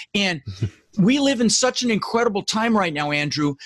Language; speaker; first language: English; early bilingual, other home language; Dutch